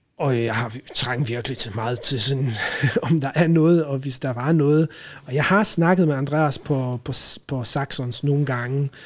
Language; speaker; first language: Danish; non-native, fluent; Polish